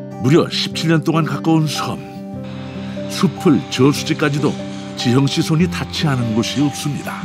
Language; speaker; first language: Korean; native; Korean